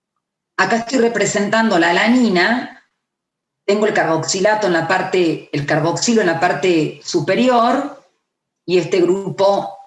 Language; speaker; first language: Spanish; native; Spanish